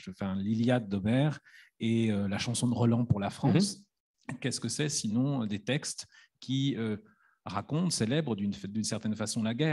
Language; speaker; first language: French; native; French